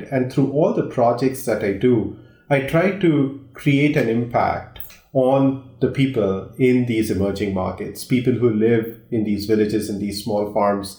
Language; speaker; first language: English; non-native, local second language; Hindi